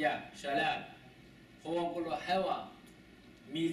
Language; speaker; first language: Arabic; non-native, learner; Chinese